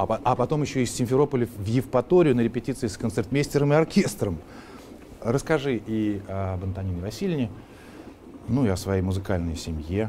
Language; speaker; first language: Russian; native; Russian